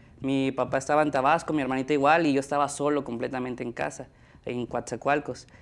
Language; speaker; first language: Spanish; native; Spanish